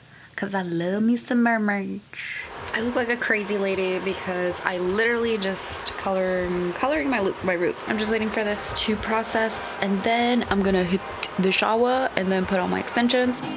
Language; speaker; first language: English; early bilingual, other home language; Spanish